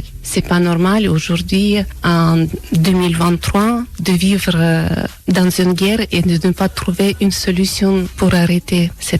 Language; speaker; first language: French; non-native, fluent; Ukrainian